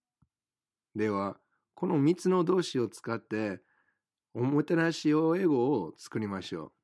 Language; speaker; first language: Japanese; non-native, fluent; English